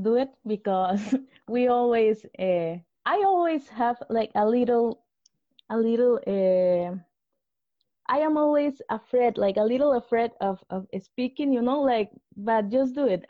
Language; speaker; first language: English; non-native, learner; Spanish